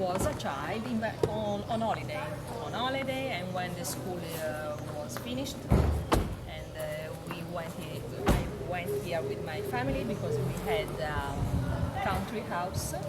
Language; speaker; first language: English; non-native, learner; Italian